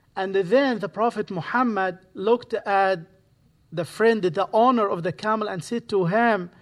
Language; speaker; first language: English; non-native, fluent; Arabic